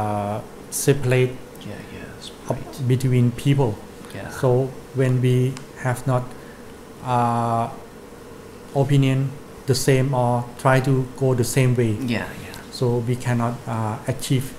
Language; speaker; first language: English; non-native, learner; Thai